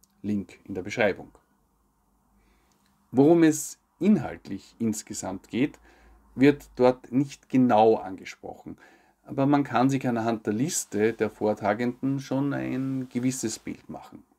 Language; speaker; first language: German; native; German